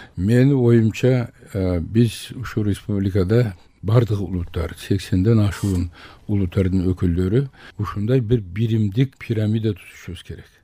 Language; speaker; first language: Kyrgyz; non-native, local second language; Tajik